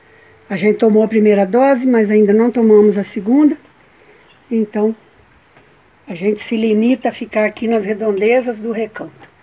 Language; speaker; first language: Portuguese; native; Portuguese